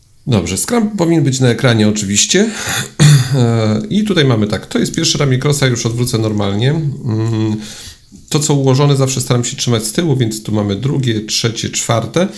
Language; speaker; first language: Polish; native; Polish